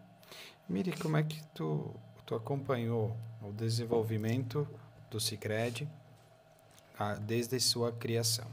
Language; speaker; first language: Portuguese; native; Portuguese